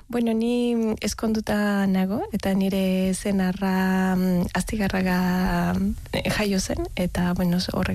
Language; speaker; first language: Basque; non-native, learner; Spanish